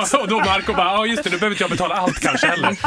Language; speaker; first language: Swedish; native; Swedish